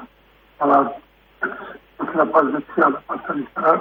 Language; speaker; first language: Greek; non-native, fluent; Serbian